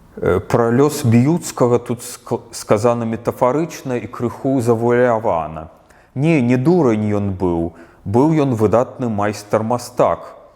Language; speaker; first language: Belarusian; native; Belarusian